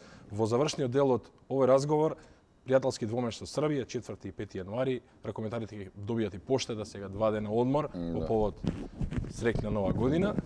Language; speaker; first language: Macedonian; native; Macedonian